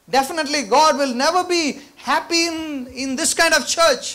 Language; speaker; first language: English; non-native, local second language; Tamil